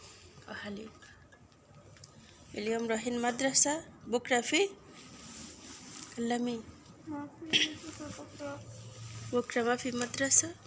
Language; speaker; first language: Arabic; non-native, learner; Bangla